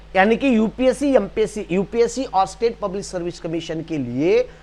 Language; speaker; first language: Hindi; non-native, local second language; Marathi